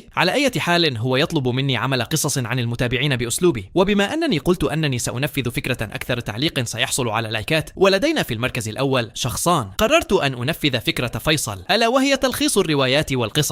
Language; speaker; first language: Arabic; native; Arabic